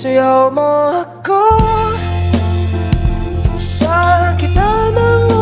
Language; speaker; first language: Filipino; native; Filipino